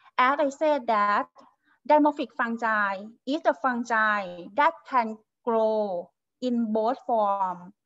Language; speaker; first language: English; non-native, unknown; Thai